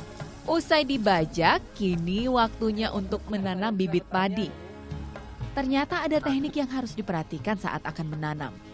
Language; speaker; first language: Indonesian; native; Indonesian